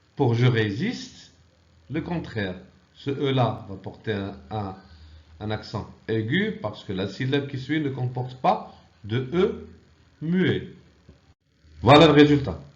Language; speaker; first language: French; non-native, local second language; Arabic